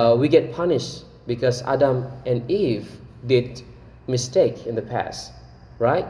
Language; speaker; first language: English; non-native, fluent; Achinese